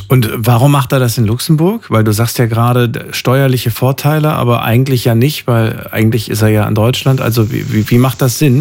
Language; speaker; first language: German; native; German